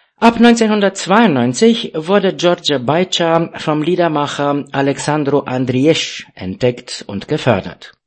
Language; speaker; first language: German; non-native, fluent; Romanian